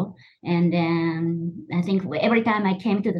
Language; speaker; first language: English; non-native, fluent; Japanese